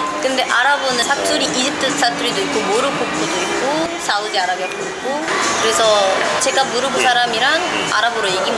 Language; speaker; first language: Korean; non-native, local second language; Arabic